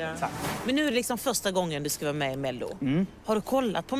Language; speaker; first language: Swedish; native; Swedish